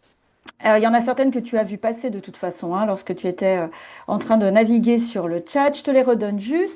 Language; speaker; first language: French; native; French